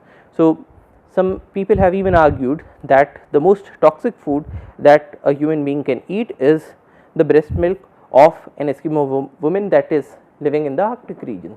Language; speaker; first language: English; non-native, local second language; Hindi